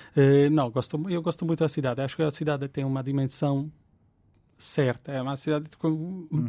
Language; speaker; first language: Portuguese; non-native, fluent; Italian